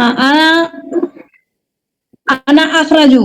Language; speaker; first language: Arabic; non-native, learner; Bangla